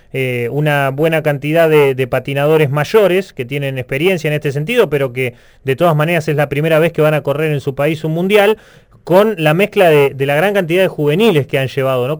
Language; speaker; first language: Spanish; native; Spanish